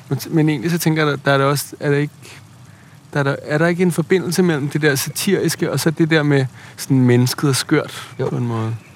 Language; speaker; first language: Danish; native; Danish